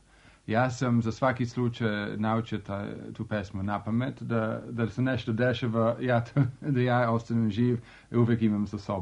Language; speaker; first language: Serbian; non-native, fluent; English